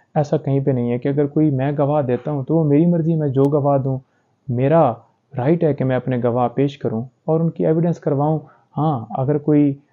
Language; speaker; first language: Urdu; native; Urdu